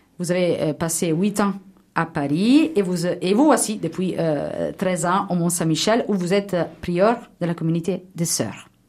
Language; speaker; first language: French; non-native, fluent; Italian